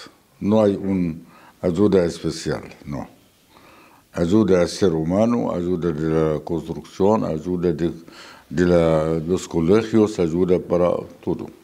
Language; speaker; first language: Spanish; non-native, fluent; Arabic